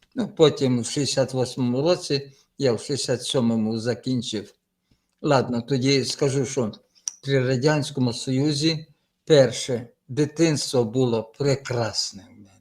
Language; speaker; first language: Ukrainian; native; Ukrainian